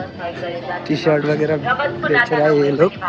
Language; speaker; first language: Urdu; non-native, local second language; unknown